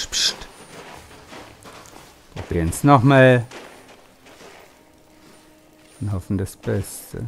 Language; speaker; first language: German; native; German